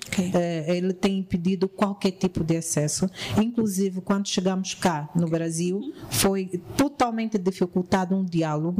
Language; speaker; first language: Portuguese; native; Portuguese